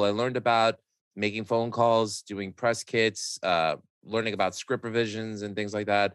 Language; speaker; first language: English; native; English